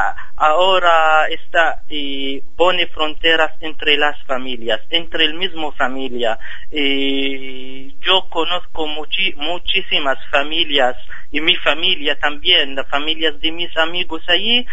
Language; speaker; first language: Spanish; non-native, fluent; Arabic